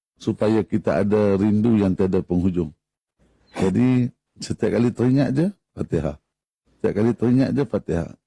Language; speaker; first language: Malay; native; Malay